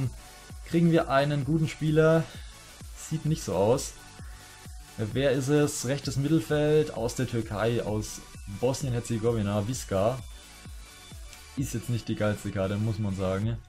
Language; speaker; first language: German; native; German